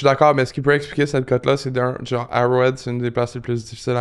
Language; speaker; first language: French; native; French